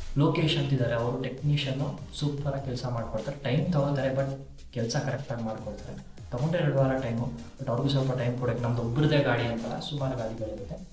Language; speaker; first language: Kannada; native; Kannada